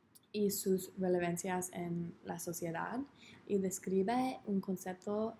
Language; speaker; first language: Spanish; non-native, learner; English